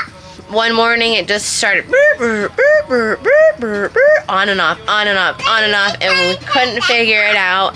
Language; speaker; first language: English; native; English